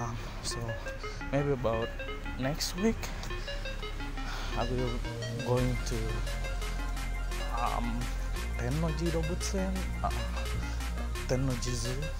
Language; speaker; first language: English; non-native, learner; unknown